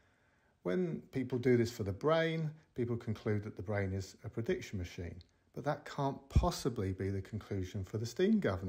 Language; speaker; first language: English; native; English